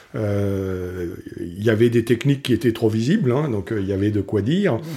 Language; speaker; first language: French; native; French